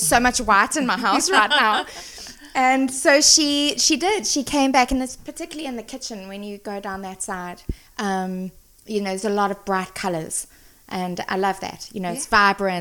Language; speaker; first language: English; native; English